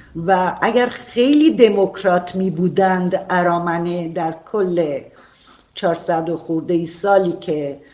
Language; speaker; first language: Persian; non-native, local second language; Armenian